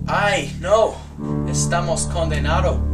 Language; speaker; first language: Spanish; non-native, learner; English